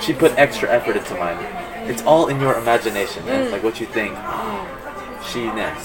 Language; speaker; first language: English; native; English